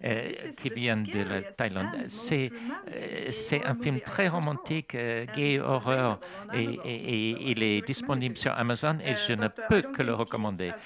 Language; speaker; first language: French; non-native, fluent; Swedish